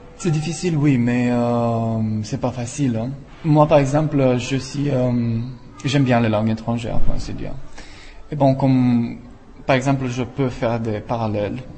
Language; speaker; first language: French; non-native, fluent; Romanian